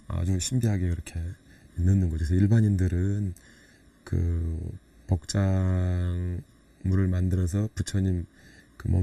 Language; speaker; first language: Korean; native; Korean